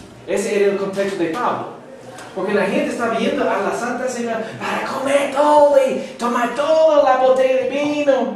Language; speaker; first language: Spanish; non-native, fluent; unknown